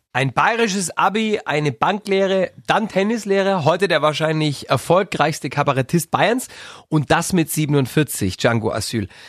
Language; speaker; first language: German; native; German